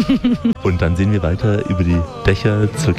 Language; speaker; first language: German; native; German